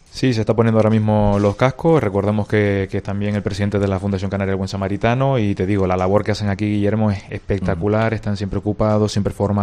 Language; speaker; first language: Spanish; native; Spanish